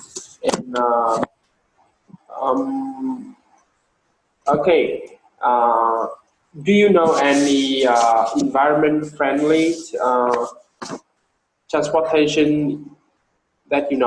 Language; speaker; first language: English; non-native, learner; Vietnamese